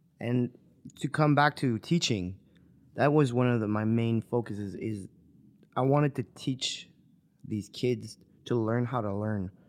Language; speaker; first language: English; non-native, local second language; French